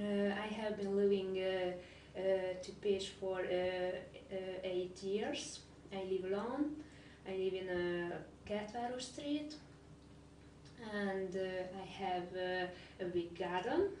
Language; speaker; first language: English; non-native, learner; Hungarian